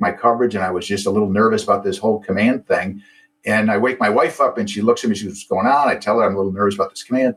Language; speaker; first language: English; native; English